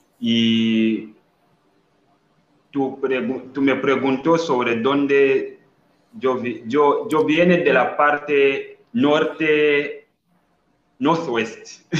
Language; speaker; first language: Spanish; non-native, learner; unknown